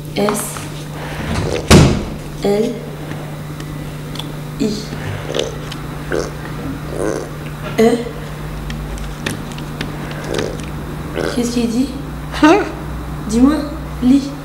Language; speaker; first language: French; non-native, fluent; Spanish